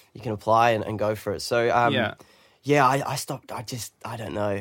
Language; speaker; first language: English; native; English